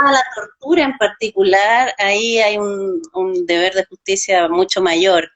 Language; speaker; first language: Spanish; native; Spanish